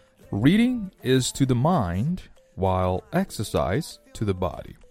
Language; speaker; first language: English; non-native, fluent; Chinese